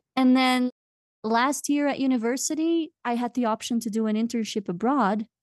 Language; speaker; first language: English; non-native, fluent; Dutch